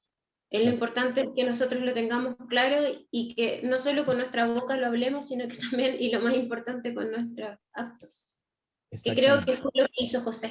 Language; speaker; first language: Spanish; native; Spanish